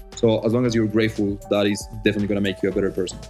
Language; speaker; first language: English; non-native, fluent; Spanish